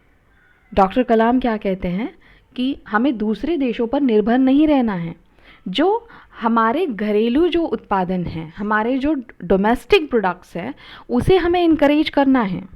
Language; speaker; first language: Hindi; non-native, local second language; Marathi